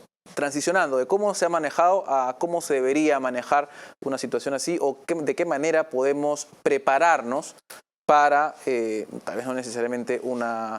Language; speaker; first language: Spanish; native; Spanish